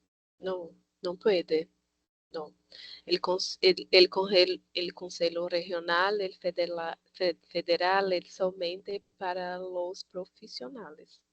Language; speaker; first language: Spanish; non-native, learner; Portuguese